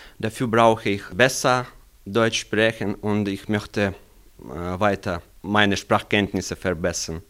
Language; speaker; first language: German; non-native, learner; Russian